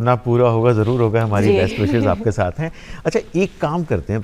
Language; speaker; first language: Hindi; native; Hindi